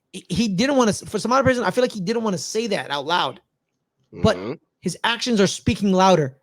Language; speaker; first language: English; native; English